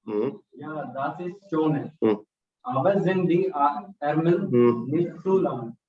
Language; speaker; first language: German; non-native, learner; Hindi